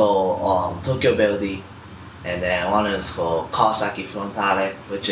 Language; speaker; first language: English; non-native, fluent; Japanese